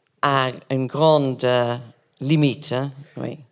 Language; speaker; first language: French; non-native, learner; English